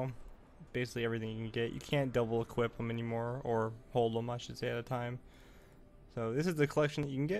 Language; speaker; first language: English; native; English